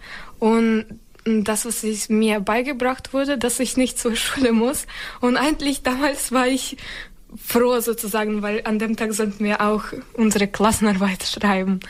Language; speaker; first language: German; non-native, fluent; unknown